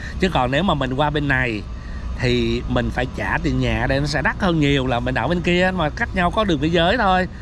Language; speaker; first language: Vietnamese; native; Vietnamese